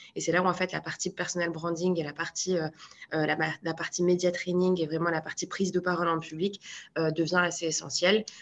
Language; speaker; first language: French; non-native, local second language; Arabic